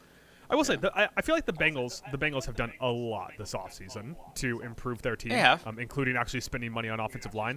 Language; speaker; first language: English; native; English